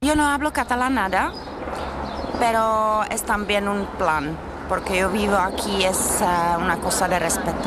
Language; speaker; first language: Spanish; non-native, fluent; Czech